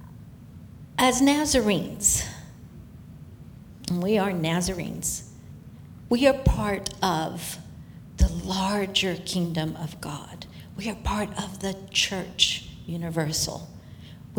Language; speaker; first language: English; native; English